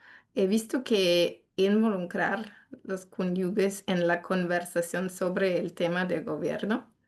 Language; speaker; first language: Spanish; non-native, fluent; English